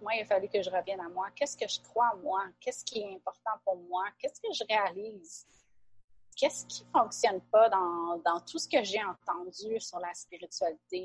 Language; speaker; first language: French; native; French